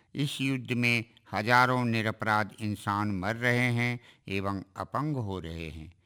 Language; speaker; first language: Hindi; native; Hindi